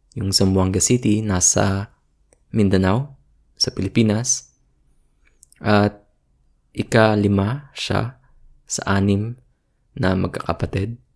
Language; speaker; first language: Filipino; native; Filipino